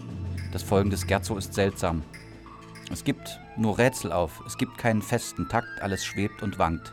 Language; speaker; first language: German; native; German